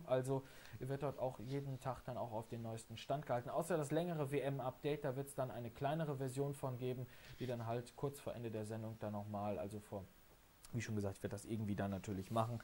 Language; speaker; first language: German; native; German